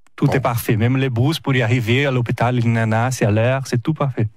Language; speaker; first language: French; non-native, fluent; Portuguese